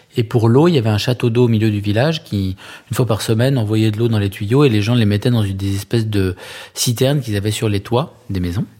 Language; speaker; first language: French; native; French